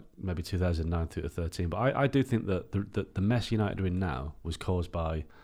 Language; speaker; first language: English; native; English